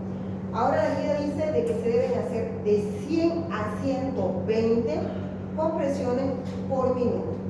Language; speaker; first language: Spanish; native; Spanish